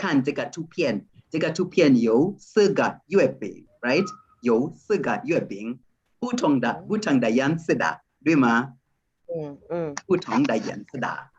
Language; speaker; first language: Chinese; non-native, fluent; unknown